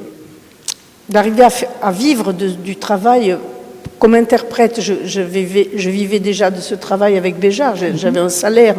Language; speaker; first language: French; early bilingual, other home language; Spanish